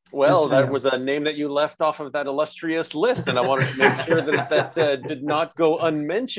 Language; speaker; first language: English; native; English